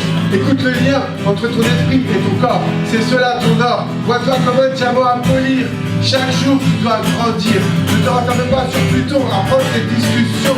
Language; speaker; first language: French; native; French